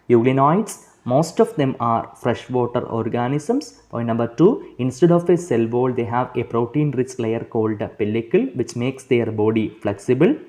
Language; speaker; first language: English; non-native, local second language; Malayalam